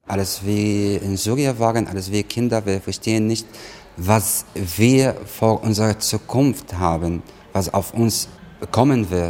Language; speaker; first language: German; non-native, learner; Arabic